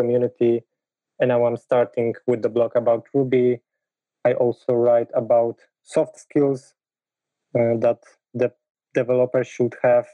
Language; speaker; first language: English; non-native, fluent; Polish